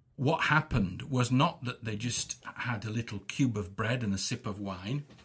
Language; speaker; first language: English; native; English